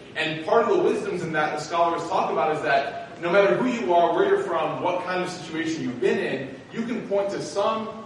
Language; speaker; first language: English; native; English